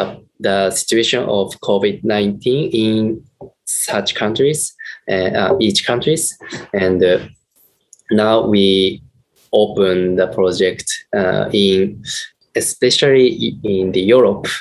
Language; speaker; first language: English; non-native, learner; Japanese